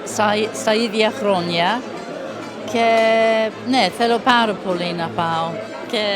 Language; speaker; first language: Greek; non-native, learner; English